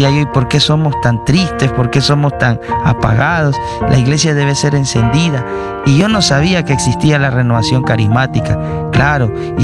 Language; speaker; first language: Spanish; native; Spanish